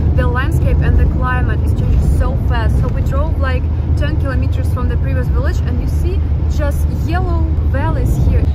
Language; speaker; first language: English; non-native, fluent; Russian